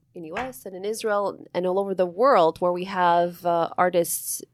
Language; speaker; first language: English; early bilingual, other home language; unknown